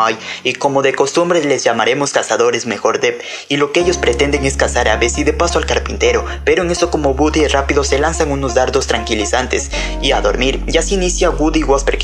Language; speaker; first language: Spanish; native; Spanish